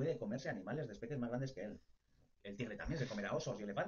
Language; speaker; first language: Spanish; native; Spanish